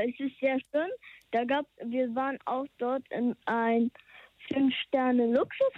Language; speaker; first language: German; early bilingual, heritage; German